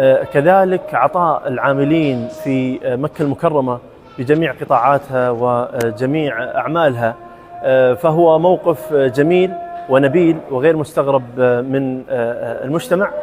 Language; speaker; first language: Arabic; native; Arabic